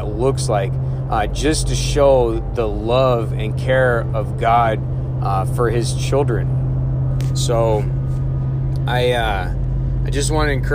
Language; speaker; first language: English; native; English